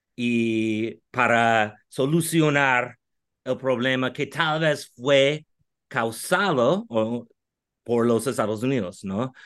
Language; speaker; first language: Spanish; non-native, fluent; English